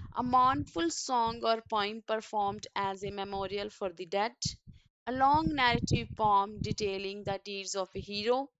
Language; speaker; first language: English; non-native, local second language; Punjabi